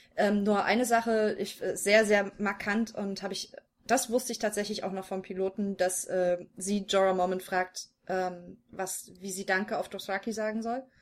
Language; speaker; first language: German; native; German